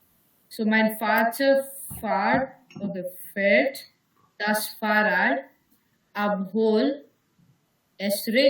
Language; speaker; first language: German; non-native, learner; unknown